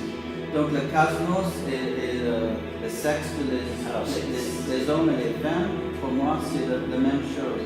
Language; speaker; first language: French; non-native, learner; English